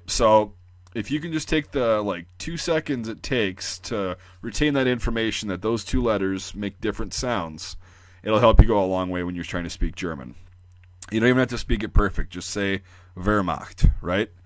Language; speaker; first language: English; native; English